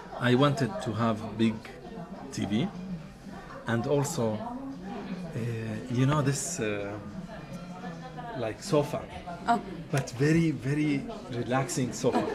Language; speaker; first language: English; non-native, fluent; Arabic